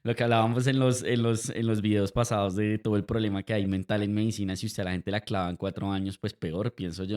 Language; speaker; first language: Spanish; native; Spanish